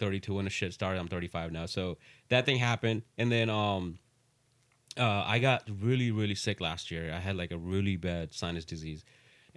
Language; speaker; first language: English; non-native, local second language; Urdu